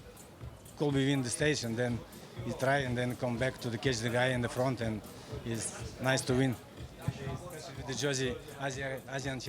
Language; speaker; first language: English; non-native, fluent; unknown